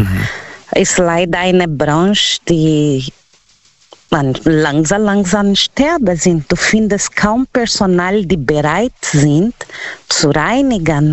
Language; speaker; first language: German; non-native, learner; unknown